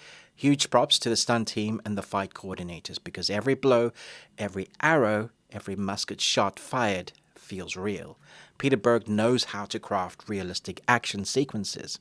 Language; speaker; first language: English; native; English